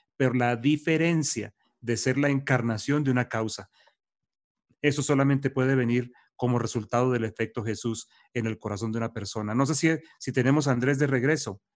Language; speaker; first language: Spanish; native; Spanish